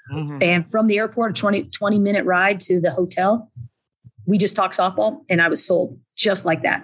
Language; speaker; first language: English; native; English